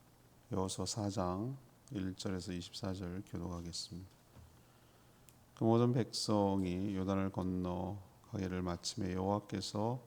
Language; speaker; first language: Korean; native; Korean